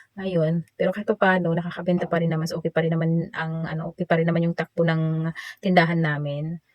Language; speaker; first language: Filipino; non-native, local second language; Waray